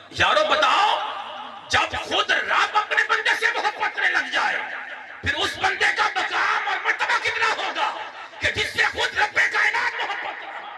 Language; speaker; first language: Urdu; non-native, local second language; Pashto